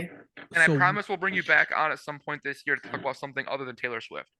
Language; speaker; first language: English; native; English